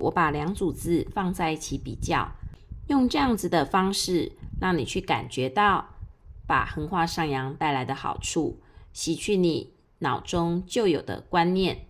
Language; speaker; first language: Chinese; native; Chinese